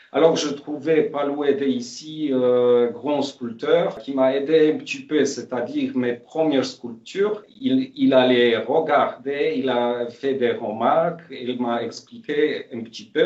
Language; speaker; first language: French; non-native, fluent; Polish